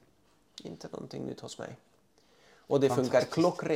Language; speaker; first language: Swedish; non-native, fluent; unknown